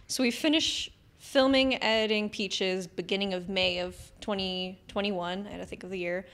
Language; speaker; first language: English; native; English